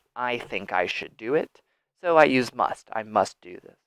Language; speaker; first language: English; native; English